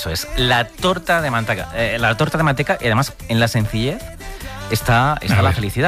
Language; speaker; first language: Spanish; native; Spanish